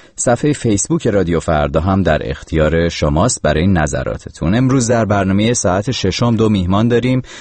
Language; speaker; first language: Persian; native; Persian